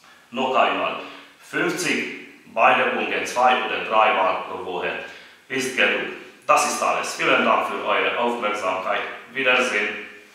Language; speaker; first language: German; non-native, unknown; Hungarian